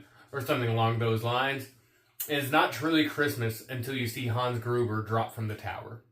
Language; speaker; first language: English; native; English